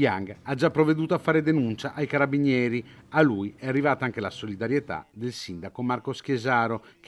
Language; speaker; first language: Italian; native; Italian